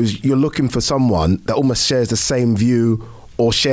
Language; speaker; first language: English; native; English